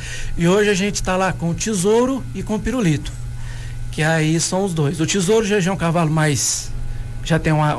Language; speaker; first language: Portuguese; native; Portuguese